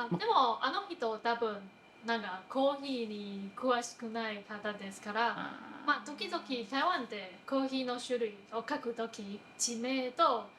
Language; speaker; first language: Japanese; non-native, fluent; Chinese